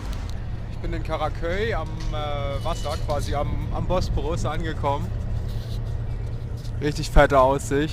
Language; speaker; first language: German; native; German